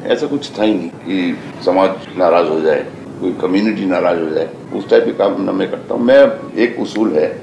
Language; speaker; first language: Hindi; native; Hindi